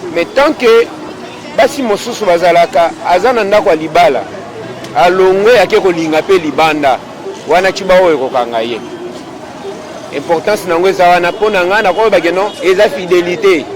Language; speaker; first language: Lingala; non-native, local second language; Luba-Lulua